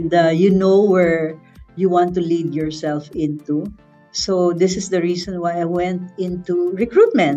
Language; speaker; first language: English; non-native, local second language; Filipino